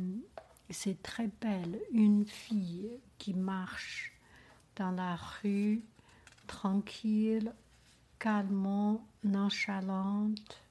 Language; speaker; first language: French; non-native, learner; Chinese